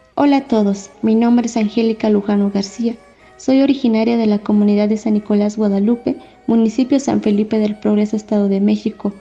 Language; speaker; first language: Spanish; non-native, local second language; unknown